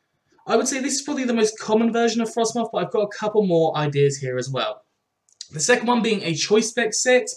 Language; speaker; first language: English; native; English